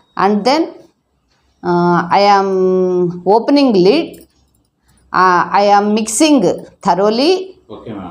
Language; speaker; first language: English; non-native, learner; Telugu